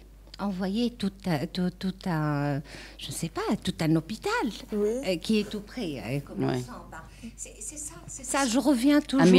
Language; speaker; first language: French; non-native, local second language; Arabic